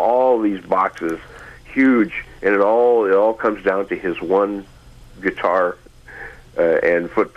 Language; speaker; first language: English; native; English